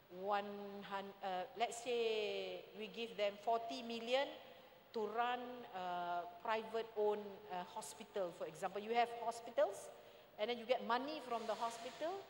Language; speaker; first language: English; non-native, local second language; Malay